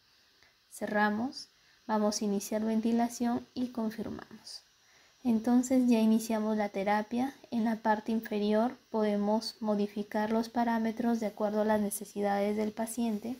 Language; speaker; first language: Spanish; native; Spanish